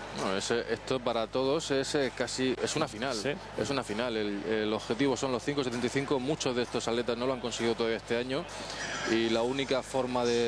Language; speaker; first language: Spanish; native; Spanish